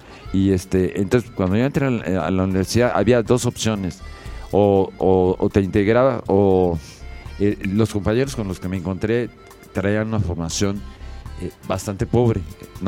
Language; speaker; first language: Spanish; native; Spanish